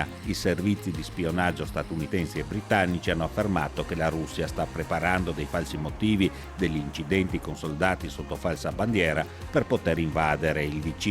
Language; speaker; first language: Italian; native; Italian